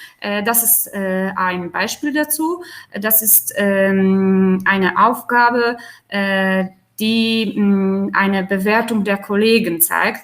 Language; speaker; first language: German; non-native, fluent; Polish